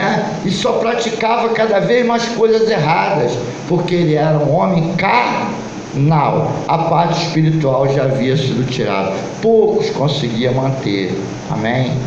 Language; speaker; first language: Portuguese; native; Portuguese